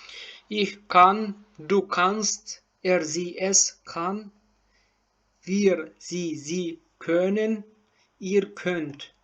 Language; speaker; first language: German; non-native, learner; Turkmen